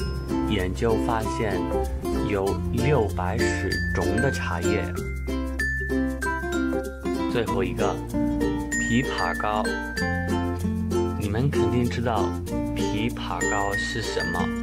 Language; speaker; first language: Chinese; non-native, fluent; Spanish